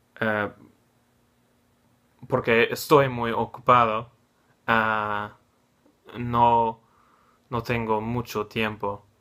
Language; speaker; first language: Spanish; non-native, learner; English